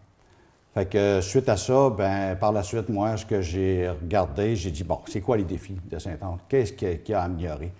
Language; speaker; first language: French; native; French